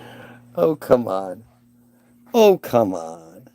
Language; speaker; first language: English; native; English